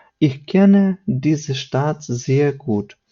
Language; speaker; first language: German; non-native, fluent; Ukrainian